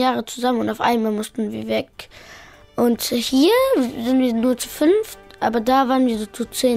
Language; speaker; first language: German; early bilingual, other home language; Pashto